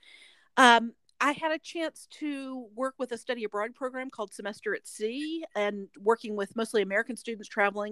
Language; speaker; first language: English; native; English